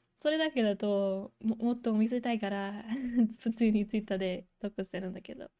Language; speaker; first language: Japanese; non-native, fluent; English